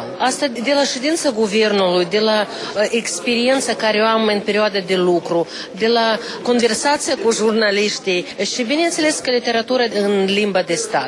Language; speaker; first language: Romanian; non-native, local second language; Russian